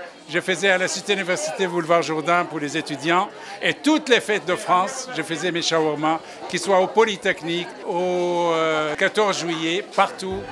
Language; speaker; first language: French; non-native, fluent; Arabic